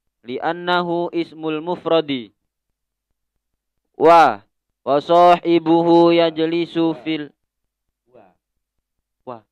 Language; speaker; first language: Arabic; non-native, learner; Indonesian